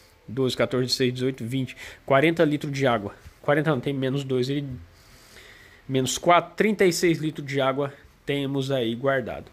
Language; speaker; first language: Portuguese; native; Portuguese